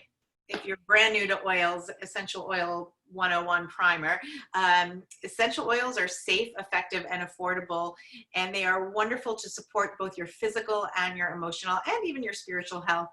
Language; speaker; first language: English; native; English